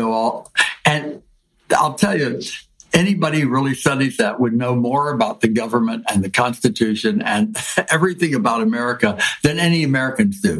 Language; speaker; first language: English; native; English